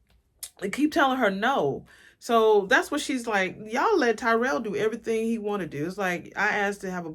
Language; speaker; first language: English; native; English